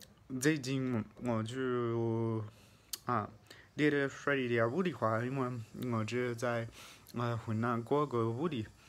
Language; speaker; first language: Chinese; non-native, fluent; English